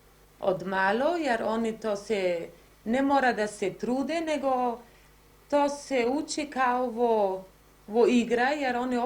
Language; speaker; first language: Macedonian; non-native, learner; Croatian